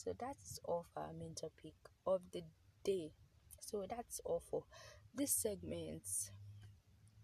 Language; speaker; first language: English; non-native, local second language; Yoruba